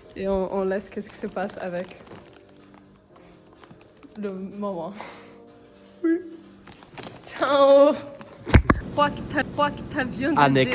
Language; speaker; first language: French; non-native, learner; Portuguese